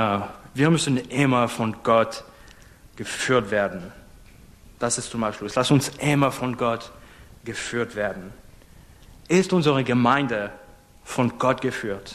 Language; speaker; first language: German; non-native, fluent; English